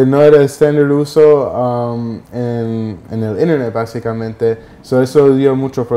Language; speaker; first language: Spanish; early bilingual, heritage; Spanish